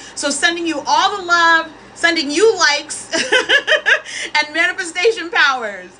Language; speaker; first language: English; native; English